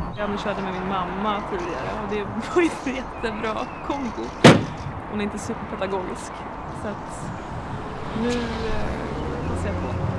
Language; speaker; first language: Swedish; native; Swedish